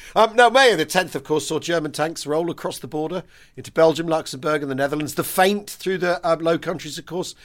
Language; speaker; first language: English; native; English